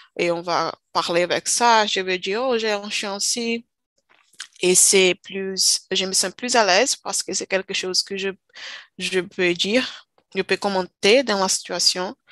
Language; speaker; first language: French; non-native, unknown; Portuguese